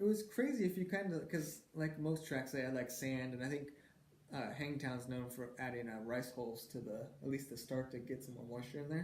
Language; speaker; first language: English; native; English